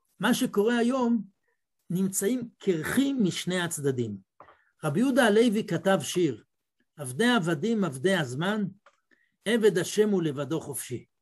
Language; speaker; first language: Hebrew; native; Hebrew